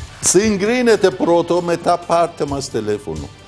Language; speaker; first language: Greek; non-native, learner; Persian